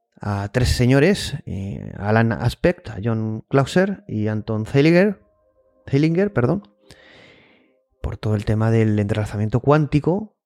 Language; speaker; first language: Spanish; native; Spanish